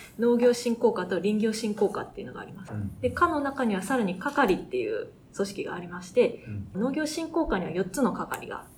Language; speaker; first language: Japanese; native; Japanese